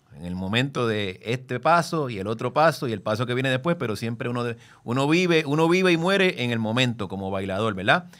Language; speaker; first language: Spanish; native; Spanish